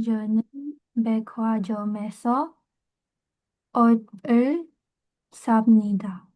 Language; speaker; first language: Korean; non-native, learner; Indonesian